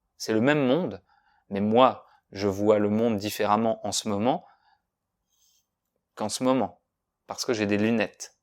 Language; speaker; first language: French; native; French